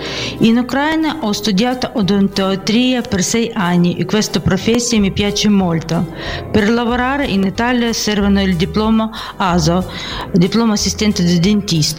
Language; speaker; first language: Italian; non-native, fluent; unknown